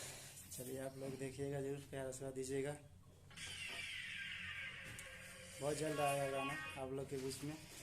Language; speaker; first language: Hindi; non-native, local second language; Bhojpuri